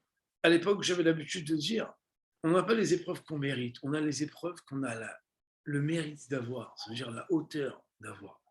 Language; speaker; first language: French; native; French